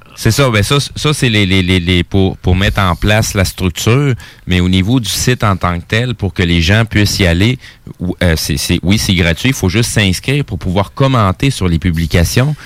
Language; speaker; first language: French; native; French